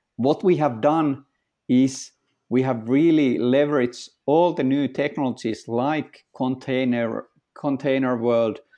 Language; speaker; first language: English; non-native, fluent; Finnish